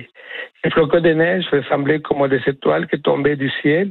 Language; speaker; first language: French; non-native, fluent; Spanish